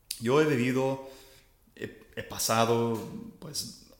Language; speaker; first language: Spanish; non-native, fluent; English